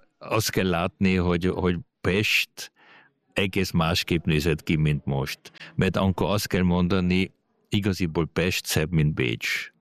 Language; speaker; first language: Hungarian; early bilingual, heritage; Hungarian